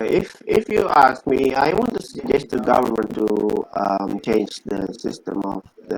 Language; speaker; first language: English; non-native, learner; Indonesian